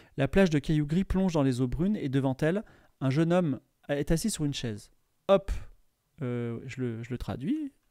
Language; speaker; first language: French; native; French